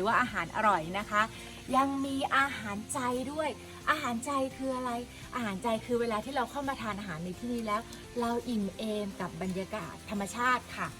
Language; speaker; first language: Thai; native; Thai